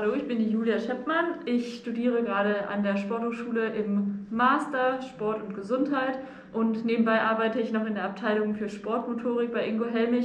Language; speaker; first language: German; native; German